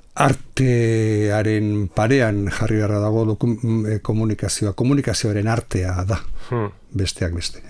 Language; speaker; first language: Basque; non-native, local second language; Spanish